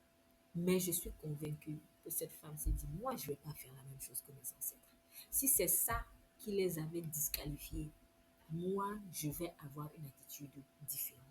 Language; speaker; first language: French; native; French